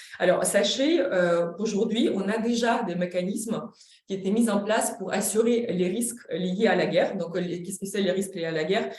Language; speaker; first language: French; non-native, fluent; Ukrainian